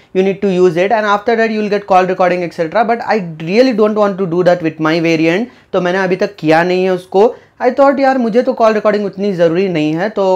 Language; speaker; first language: Hindi; native; Hindi